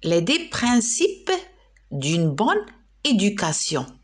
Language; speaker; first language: French; non-native, local second language; Arabic